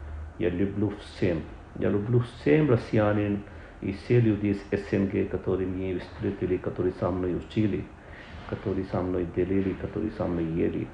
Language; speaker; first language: Russian; non-native, learner; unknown